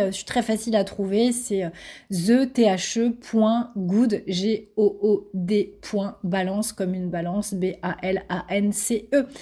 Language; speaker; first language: French; native; French